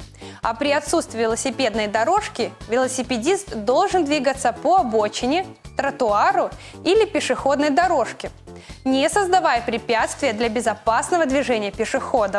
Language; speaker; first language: Russian; native; Russian